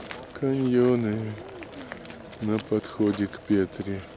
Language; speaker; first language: Russian; native; Russian